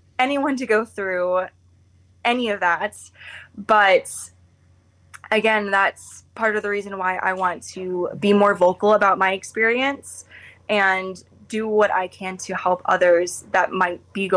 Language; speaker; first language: English; native; English